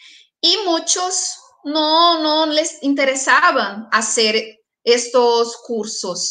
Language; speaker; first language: Spanish; non-native, fluent; Portuguese